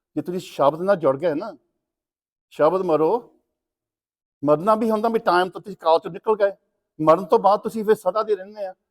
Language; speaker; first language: Punjabi; early bilingual, other home language; English